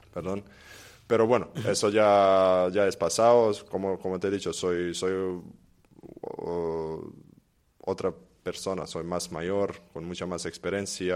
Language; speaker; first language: Spanish; non-native, fluent; Serbian